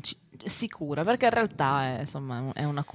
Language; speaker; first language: Italian; native; Italian